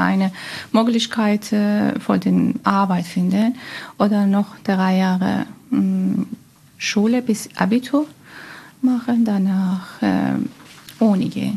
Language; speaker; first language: German; non-native, learner; Persian